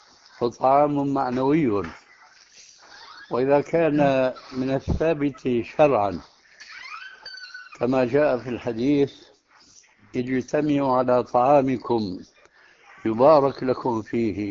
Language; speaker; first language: Arabic; early bilingual, other home language; Albanian